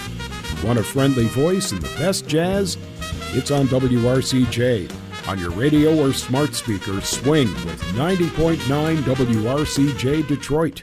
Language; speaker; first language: English; native; English